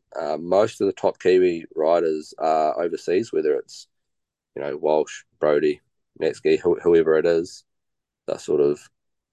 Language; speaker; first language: English; native; English